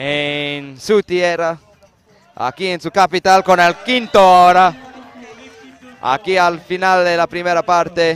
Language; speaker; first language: Spanish; non-native, fluent; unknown